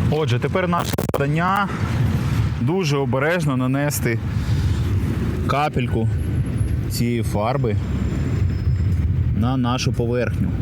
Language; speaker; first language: Ukrainian; native; Ukrainian